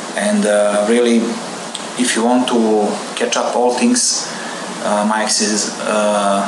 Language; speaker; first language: English; non-native, learner; Serbian